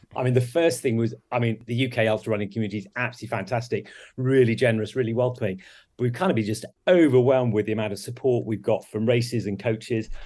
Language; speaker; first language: English; native; English